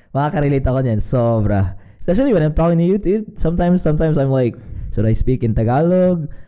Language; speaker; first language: Filipino; non-native, local second language; Cebuano